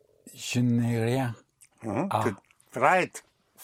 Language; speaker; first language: French; non-native, learner; English